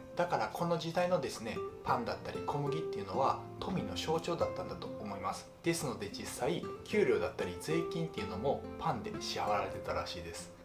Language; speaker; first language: Japanese; native; Japanese